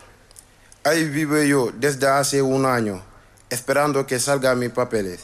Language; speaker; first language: Spanish; non-native, fluent; Wolof